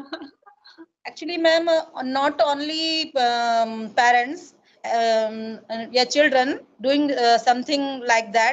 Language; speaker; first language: English; non-native, learner; Hindi